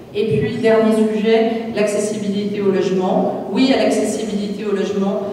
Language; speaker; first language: French; native; French